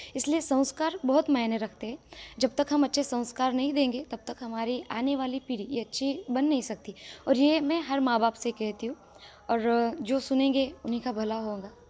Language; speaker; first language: Hindi; non-native, local second language; Marathi